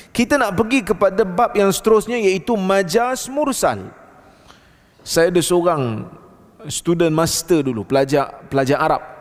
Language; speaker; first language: Malay; native; Malay